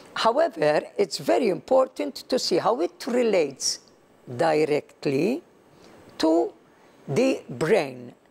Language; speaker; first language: English; non-native, local second language; Maltese